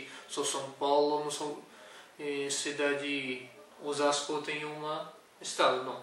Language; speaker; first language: Portuguese; non-native, learner; Urdu